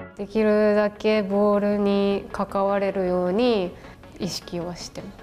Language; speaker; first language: Japanese; native; Japanese